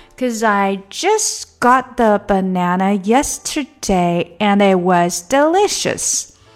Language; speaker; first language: English; non-native, fluent; Chinese